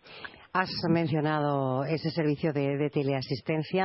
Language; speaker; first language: Spanish; native; Spanish